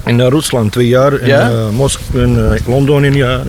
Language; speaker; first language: Dutch; non-native, learner; Bosnian